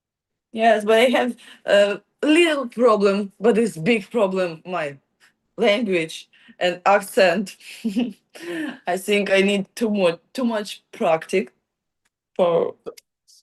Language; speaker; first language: English; non-native, learner; Ukrainian